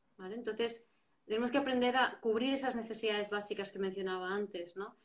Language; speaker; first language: Spanish; native; Spanish